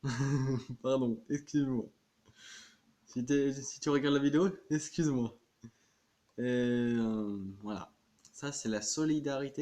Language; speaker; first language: French; native; French